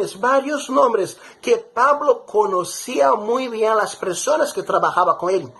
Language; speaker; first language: Spanish; non-native, fluent; Portuguese